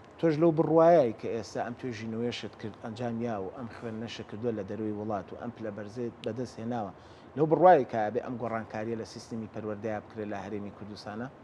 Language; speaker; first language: Central Kurdish; native; Central Kurdish